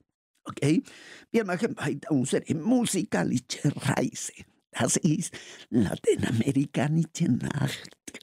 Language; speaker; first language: German; non-native, learner; Spanish